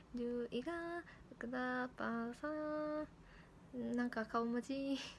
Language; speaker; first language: Japanese; native; Japanese